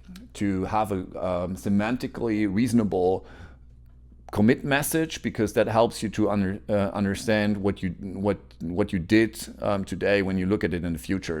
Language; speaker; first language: English; non-native, fluent; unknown